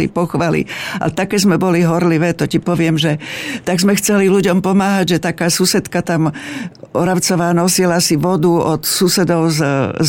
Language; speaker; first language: Slovak; native; Slovak